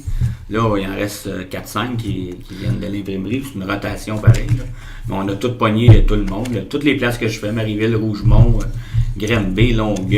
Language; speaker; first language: French; native; French